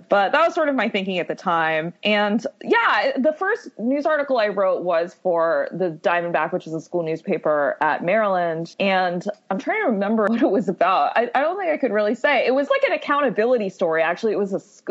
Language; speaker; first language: English; native; English